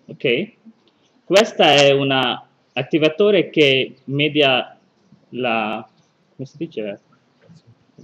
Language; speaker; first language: Italian; non-native, learner; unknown